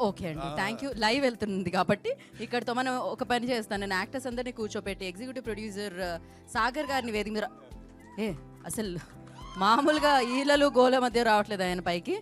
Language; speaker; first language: Telugu; native; Telugu